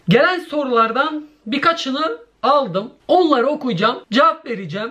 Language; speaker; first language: Turkish; early bilingual, heritage; Turkish